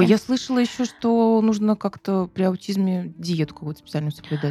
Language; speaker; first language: Russian; native; Russian